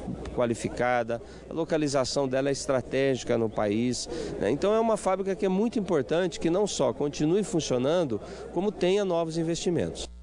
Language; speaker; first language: Portuguese; native; Portuguese